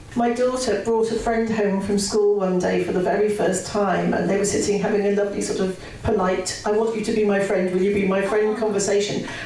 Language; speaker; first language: English; native; English